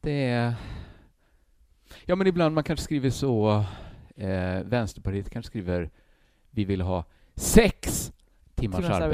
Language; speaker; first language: Swedish; native; Swedish